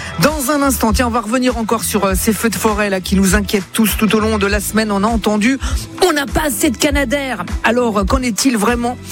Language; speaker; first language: French; native; French